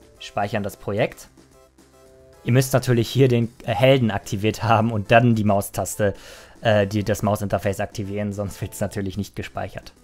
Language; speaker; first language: German; native; German